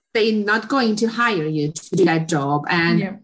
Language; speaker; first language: English; non-native, fluent; Hungarian